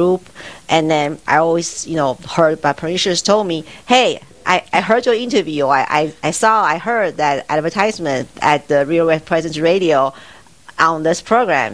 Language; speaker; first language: English; non-native, fluent; Chinese